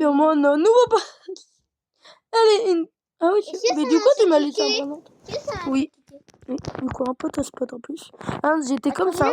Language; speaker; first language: French; native; French